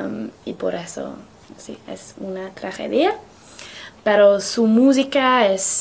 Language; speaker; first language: Spanish; non-native, learner; English